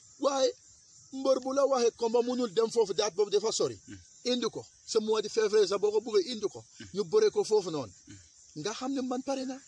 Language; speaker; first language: Wolof; non-native, fluent; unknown